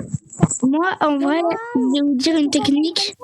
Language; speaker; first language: French; native; French